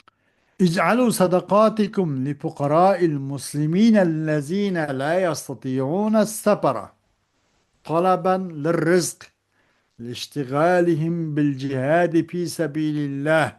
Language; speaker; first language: Arabic; non-native, fluent; Uyghur